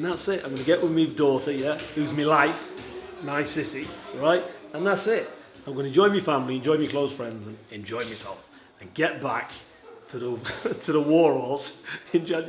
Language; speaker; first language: English; native; English